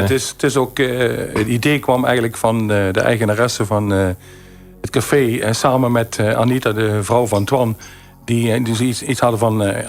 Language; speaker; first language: Dutch; native; Dutch